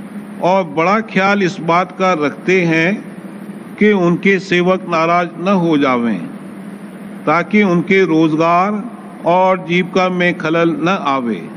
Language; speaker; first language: Hindi; native; Hindi